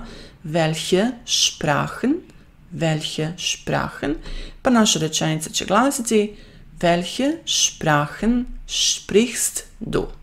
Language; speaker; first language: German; non-native, fluent; Croatian